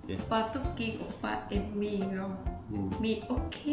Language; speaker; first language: Korean; non-native, learner; Vietnamese